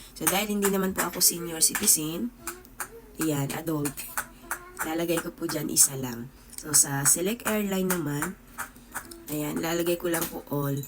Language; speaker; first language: Filipino; non-native, local second language; Cebuano